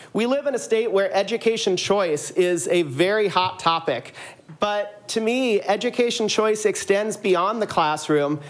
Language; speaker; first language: English; native; English